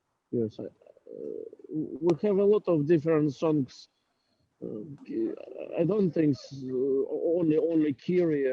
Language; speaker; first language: English; non-native, learner; Russian